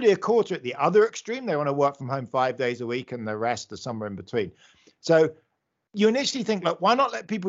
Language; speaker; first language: English; native; English